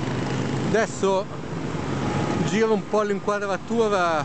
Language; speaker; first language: Italian; native; Italian